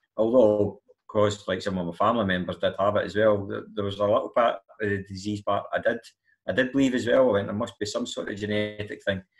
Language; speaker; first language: English; native; English